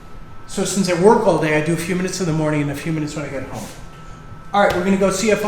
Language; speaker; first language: English; native; English